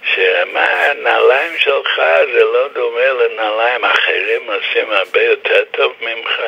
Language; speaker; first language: Hebrew; non-native, fluent; English